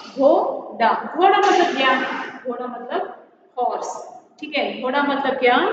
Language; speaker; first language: Hindi; non-native, local second language; Tamil